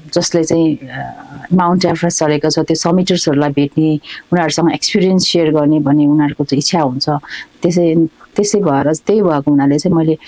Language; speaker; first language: Nepali; non-native, local second language; Sherpa